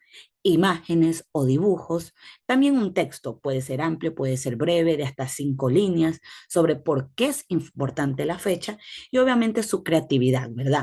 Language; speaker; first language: Spanish; native; Spanish